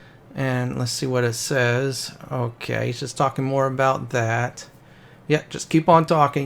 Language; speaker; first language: English; native; English